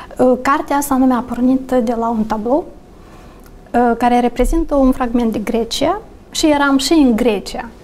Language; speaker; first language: Romanian; native; Romanian